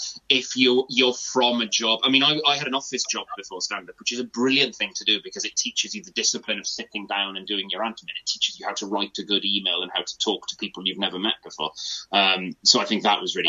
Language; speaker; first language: English; non-native, local second language; Welsh